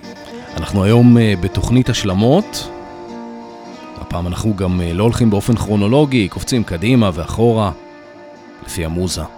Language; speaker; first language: Hebrew; native; Hebrew